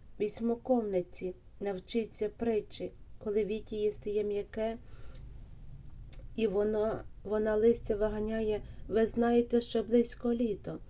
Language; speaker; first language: Ukrainian; native; Ukrainian